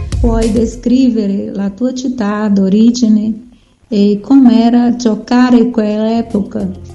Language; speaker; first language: Italian; non-native, fluent; Portuguese